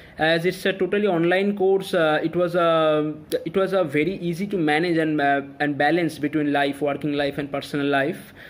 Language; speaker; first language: English; non-native, local second language; Bangla